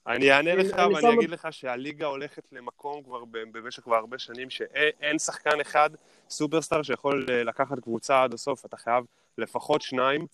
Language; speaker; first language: Hebrew; native; Hebrew